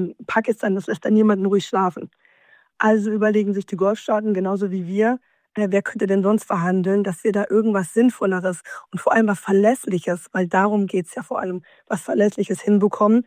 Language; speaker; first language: German; native; German